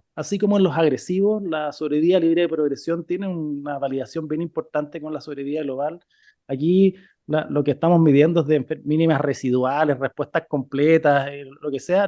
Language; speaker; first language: Spanish; native; Spanish